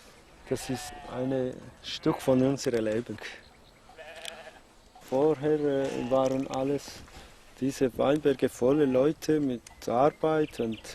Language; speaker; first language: German; non-native, fluent; Aramaic